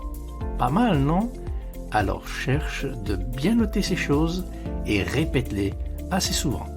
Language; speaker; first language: French; non-native, fluent; Italian